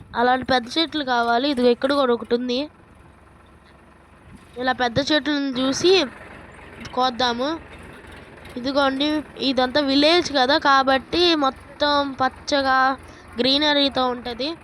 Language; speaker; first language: Telugu; native; Telugu